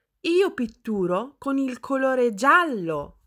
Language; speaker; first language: Italian; non-native, fluent; Arabic